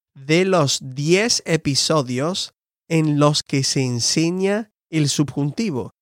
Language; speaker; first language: Spanish; native; Spanish